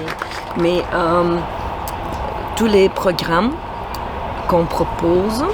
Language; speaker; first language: French; non-native, fluent; Swedish